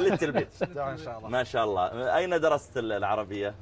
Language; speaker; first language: Arabic; native; Arabic